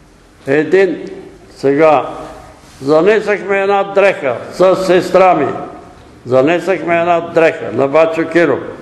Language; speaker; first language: Bulgarian; native; Bulgarian